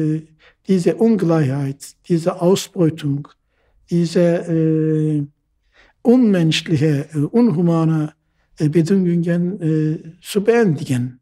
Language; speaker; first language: German; non-native, fluent; Turkish